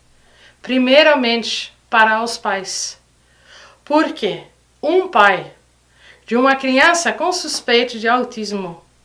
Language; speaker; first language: Portuguese; non-native, fluent; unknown